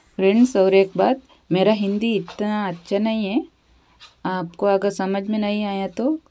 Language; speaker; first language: Hindi; non-native, local second language; Kannada